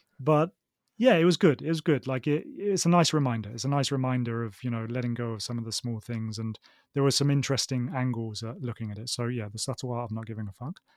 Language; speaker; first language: English; native; English